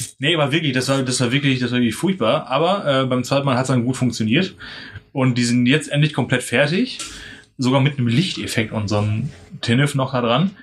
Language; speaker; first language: German; native; German